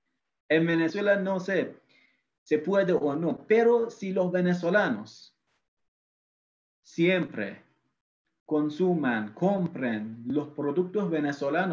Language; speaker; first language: Spanish; non-native, fluent; Persian